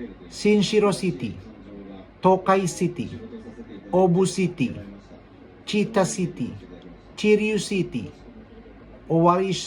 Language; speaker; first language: English; non-native, local second language; Filipino